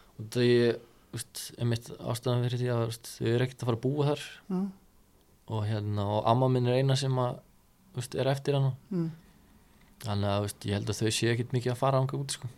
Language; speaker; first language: Icelandic; early bilingual, other home language; Serbian